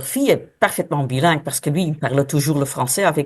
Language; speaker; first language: French; non-native, local second language; Dutch